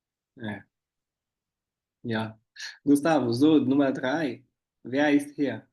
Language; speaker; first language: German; non-native, fluent; Portuguese